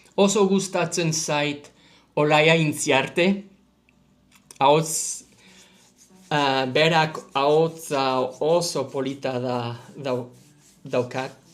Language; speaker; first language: Basque; non-native, learner; English